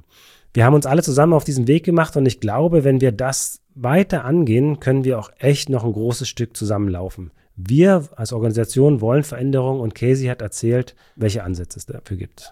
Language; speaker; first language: German; native; German